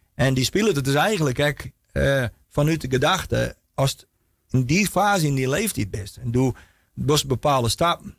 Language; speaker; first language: Dutch; non-native, local second language; Western Frisian